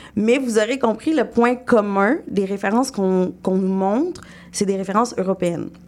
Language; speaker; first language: French; native; French